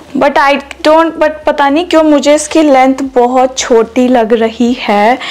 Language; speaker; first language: Hindi; native; Hindi